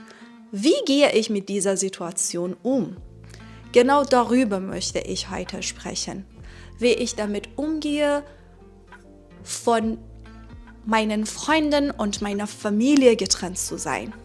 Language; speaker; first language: German; non-native, fluent; Persian